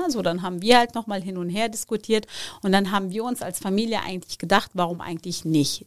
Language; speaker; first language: German; early bilingual, other home language; Turkish